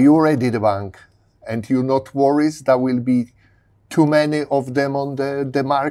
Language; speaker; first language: English; non-native, learner; Polish